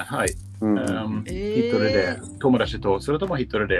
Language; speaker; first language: Japanese; non-native, learner; Swedish